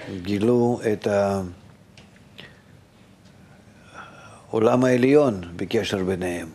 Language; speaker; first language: Hebrew; non-native, fluent; Russian